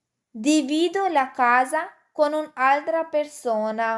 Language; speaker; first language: Italian; non-native, fluent; Urdu